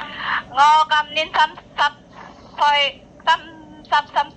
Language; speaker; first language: Cantonese; non-native, learner; Indonesian